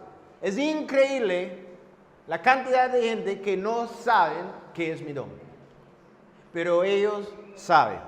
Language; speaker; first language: Spanish; non-native, fluent; English